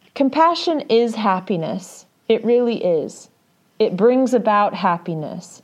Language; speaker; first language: English; native; English